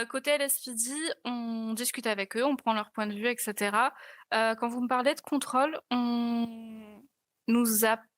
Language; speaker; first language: French; native; French